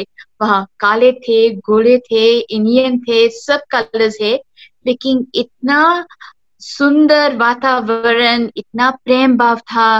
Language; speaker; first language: Hindi; early bilingual, heritage; Hindi